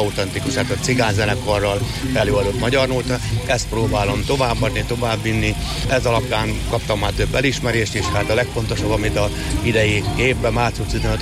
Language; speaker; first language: Hungarian; native; Hungarian